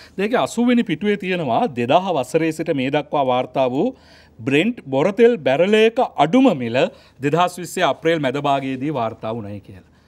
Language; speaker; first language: Sinhala; native; Sinhala